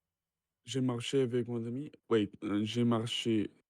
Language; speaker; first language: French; non-native, learner; Russian